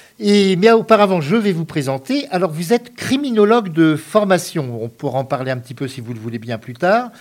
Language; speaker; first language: French; native; French